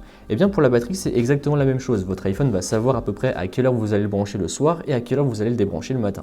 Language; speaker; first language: French; native; French